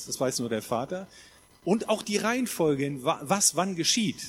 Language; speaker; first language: German; native; German